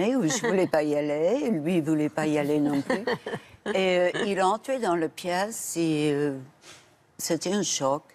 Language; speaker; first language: French; non-native, fluent; English